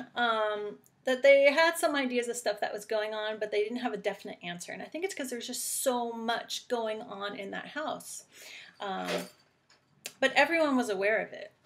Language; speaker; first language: English; native; English